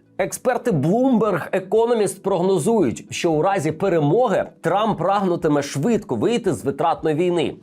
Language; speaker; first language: Ukrainian; native; Ukrainian